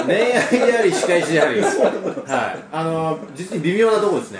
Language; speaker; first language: Japanese; native; Japanese